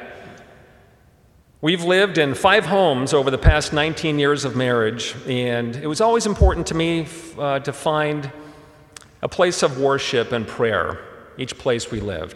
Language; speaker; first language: English; early bilingual, other home language; German